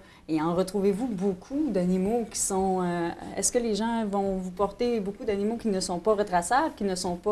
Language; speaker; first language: French; native; French